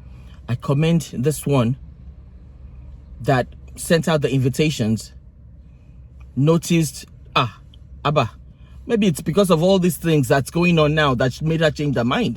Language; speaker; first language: English; non-native, local second language; Yoruba